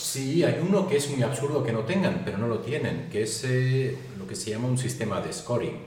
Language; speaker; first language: Spanish; native; Spanish